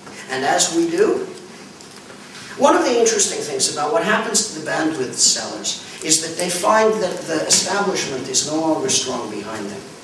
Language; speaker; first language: English; native; English